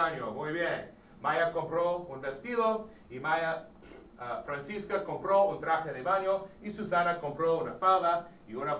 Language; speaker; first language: Spanish; non-native, fluent; English